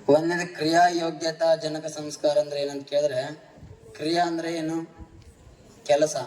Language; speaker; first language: Kannada; non-native, fluent; Telugu